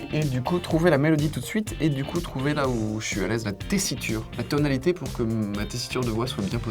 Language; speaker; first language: French; native; French